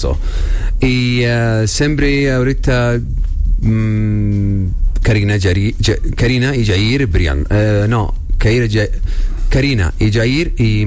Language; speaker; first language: Spanish; non-native, learner; Arabic